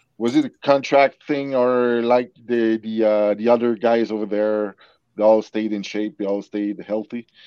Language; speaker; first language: English; non-native, local second language; French